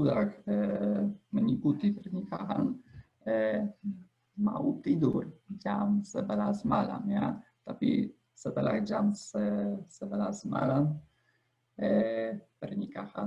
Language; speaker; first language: Indonesian; non-native, fluent; Polish